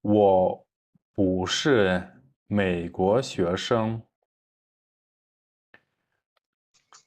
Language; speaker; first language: Chinese; non-native, fluent; Kyrgyz